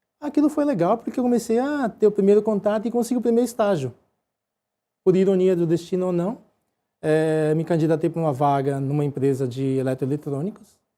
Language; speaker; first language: Portuguese; early bilingual, other home language; Japanese